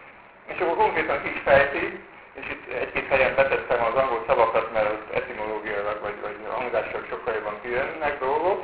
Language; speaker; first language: Hungarian; native; Hungarian